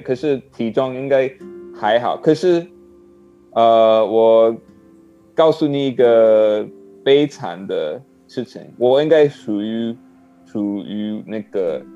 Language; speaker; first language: Chinese; non-native, learner; English